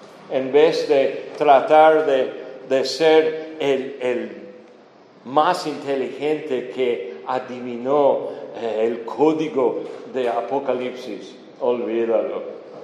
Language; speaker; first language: Spanish; non-native, fluent; English